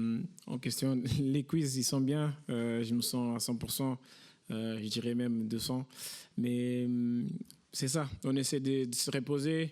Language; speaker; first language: French; non-native, fluent; Portuguese